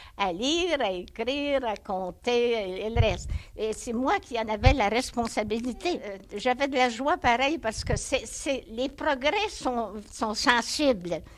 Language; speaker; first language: French; native; French